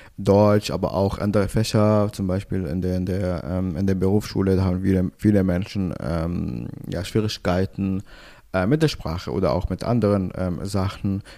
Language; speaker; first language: German; non-native, fluent; Arabic